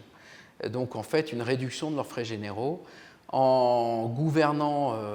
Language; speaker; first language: French; native; French